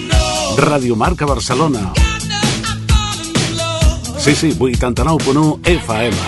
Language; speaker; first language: Catalan; native; Catalan